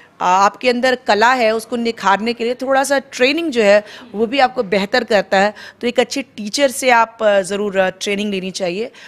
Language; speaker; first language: Hindi; native; Hindi